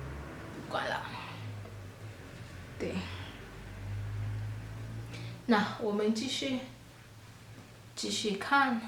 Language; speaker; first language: Chinese; non-native, fluent; Kalenjin